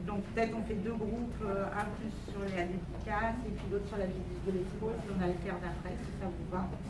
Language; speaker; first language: French; native; French